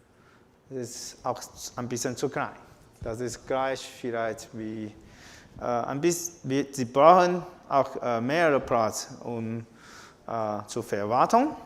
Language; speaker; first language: German; non-native, fluent; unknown